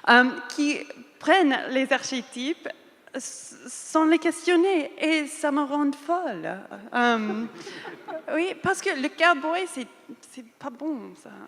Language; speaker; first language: French; non-native, fluent; English